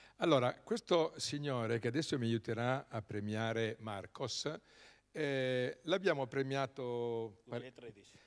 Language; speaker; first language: Italian; native; Italian